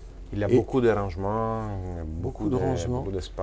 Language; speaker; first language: French; non-native, fluent; Italian